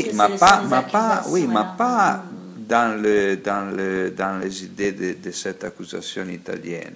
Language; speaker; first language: French; non-native, fluent; Italian